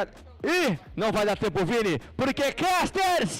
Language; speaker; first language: Portuguese; native; Portuguese